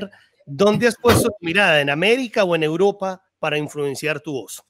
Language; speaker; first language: Spanish; native; Spanish